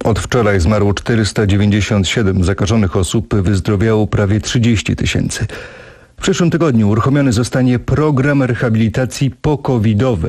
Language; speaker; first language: Polish; native; Polish